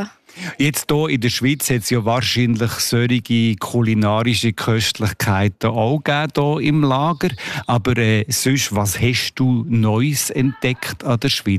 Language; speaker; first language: German; native; German